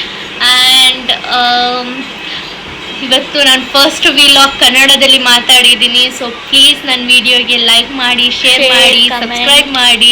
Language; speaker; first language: Kannada; non-native, local second language; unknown